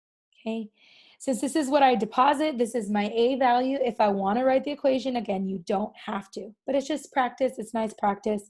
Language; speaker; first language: English; native; English